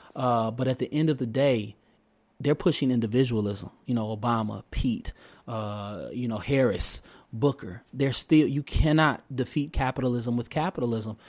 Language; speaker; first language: English; native; English